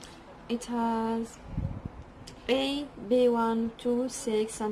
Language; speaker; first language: English; non-native, learner; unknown